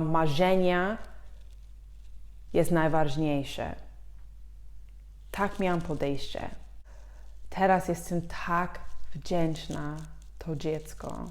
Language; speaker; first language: Polish; non-native, fluent; English